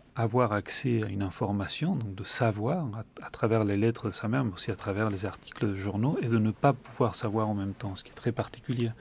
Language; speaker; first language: French; early bilingual, other home language; Spanish